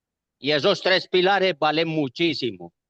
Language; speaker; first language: Spanish; native; Spanish